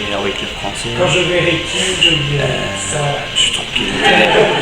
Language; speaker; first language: French; non-native, learner; Turkish